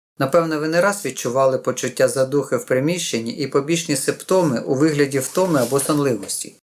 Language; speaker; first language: Ukrainian; non-native, local second language; Russian